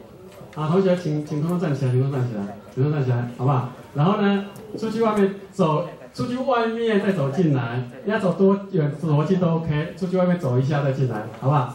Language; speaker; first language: Chinese; native; Chinese